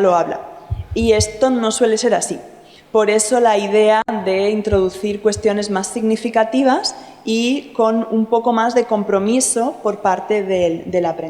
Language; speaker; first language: Spanish; native; Spanish